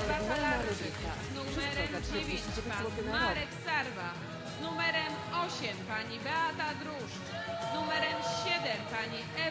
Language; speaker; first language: Polish; native; Polish